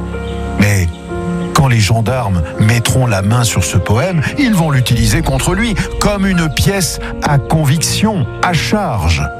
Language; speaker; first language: French; native; French